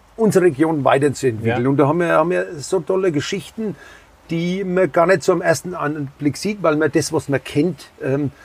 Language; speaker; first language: German; native; German